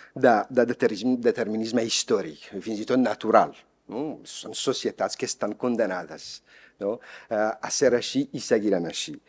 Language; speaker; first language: Catalan; non-native, fluent; Persian